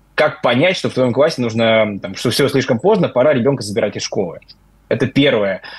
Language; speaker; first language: Russian; native; Russian